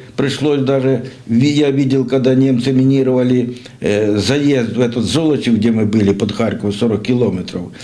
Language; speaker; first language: Russian; native; Russian